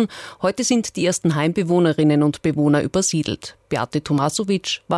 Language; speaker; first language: German; native; German